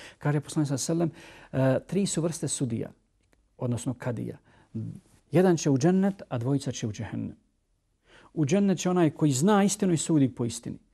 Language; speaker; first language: Bosnian; native; Bosnian